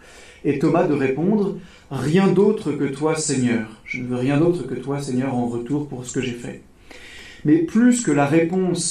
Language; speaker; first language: French; native; French